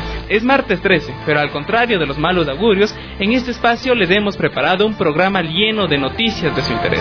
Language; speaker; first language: Spanish; native; Spanish